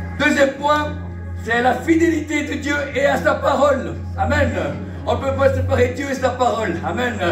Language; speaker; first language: French; early bilingual, other home language; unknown